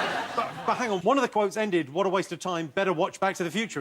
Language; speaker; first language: English; native; English